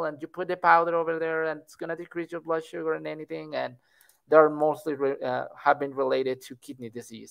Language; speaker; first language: English; non-native, fluent; Spanish